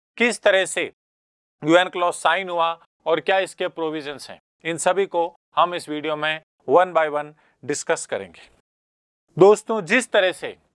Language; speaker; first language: Hindi; native; Hindi